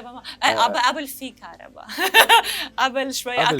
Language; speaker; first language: Arabic; non-native, learner; Russian